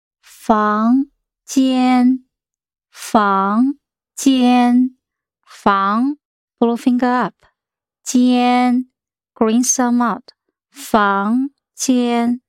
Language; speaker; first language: Chinese; non-native, learner; English